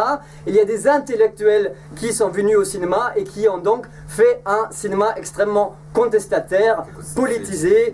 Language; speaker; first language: French; native; French